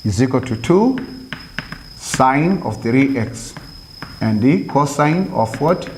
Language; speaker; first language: English; non-native, local second language; Swahili